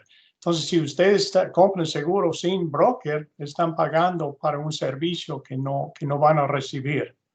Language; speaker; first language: Spanish; non-native, fluent; English